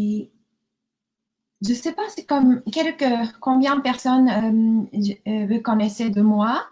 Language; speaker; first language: French; non-native, learner; Japanese